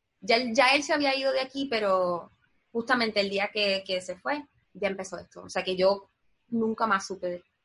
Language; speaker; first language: Spanish; native; Spanish